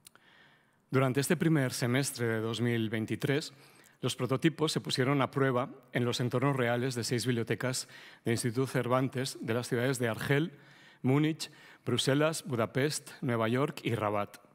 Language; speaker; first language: Spanish; native; Spanish